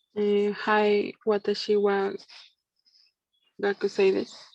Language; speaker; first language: Japanese; non-native, learner; Spanish